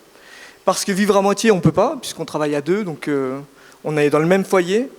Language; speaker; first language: French; native; French